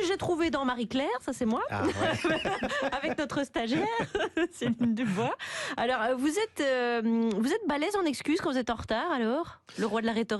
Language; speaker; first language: French; native; French